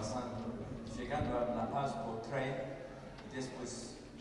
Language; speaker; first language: Spanish; non-native, fluent; English